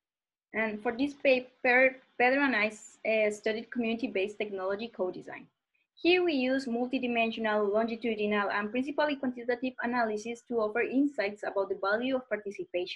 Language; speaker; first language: English; non-native, fluent; Spanish